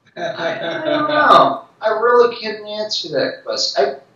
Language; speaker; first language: English; native; English